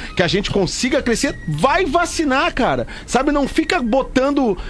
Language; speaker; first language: Portuguese; native; Portuguese